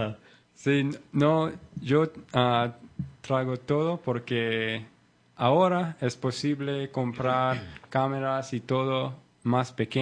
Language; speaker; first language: Spanish; non-native, learner; English